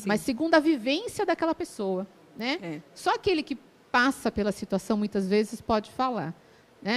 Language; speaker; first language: Portuguese; native; Portuguese